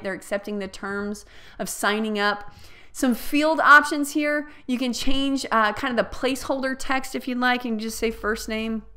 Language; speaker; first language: English; native; English